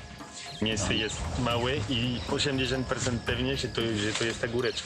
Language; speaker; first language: Polish; non-native, learner; Malagasy